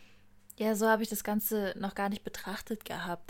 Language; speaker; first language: German; native; German